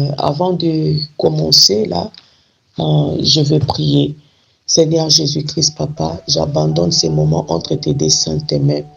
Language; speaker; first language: French; non-native, local second language; Lingala